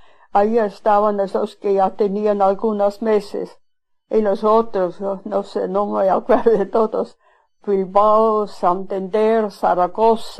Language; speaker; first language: Spanish; non-native, fluent; Swiss German